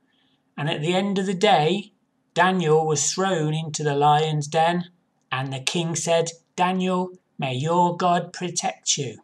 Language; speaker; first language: English; native; English